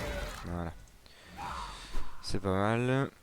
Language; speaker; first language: French; native; French